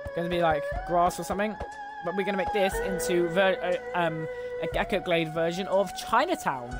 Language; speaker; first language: English; native; English